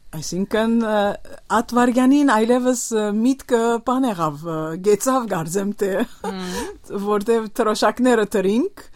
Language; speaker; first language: Armenian; early bilingual, heritage; Armenian